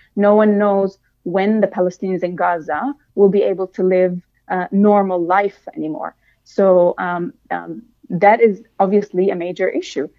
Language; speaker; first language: English; non-native, fluent; Arabic